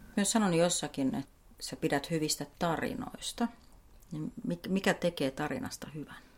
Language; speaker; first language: Finnish; native; Finnish